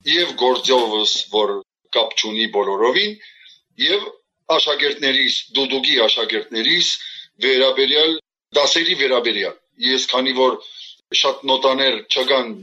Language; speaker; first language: Armenian; early bilingual, heritage; Armenian